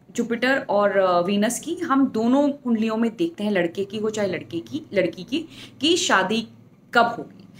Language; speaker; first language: Hindi; native; Hindi